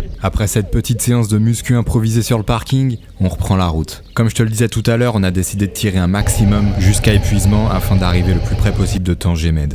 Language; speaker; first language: French; native; French